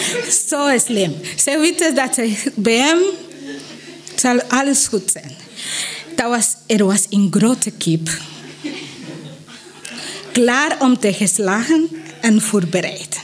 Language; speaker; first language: Dutch; non-native, learner; Spanish